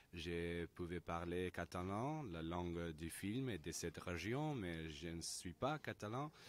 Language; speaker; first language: French; non-native, learner; Spanish